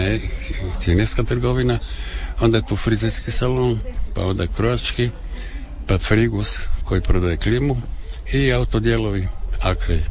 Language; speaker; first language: Serbian; native; Serbian